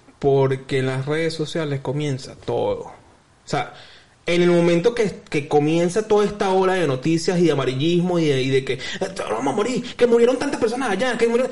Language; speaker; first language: Spanish; native; Spanish